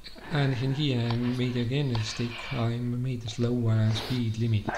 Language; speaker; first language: English; non-native, learner; Estonian